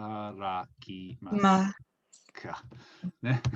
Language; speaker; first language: Japanese; non-native, fluent; English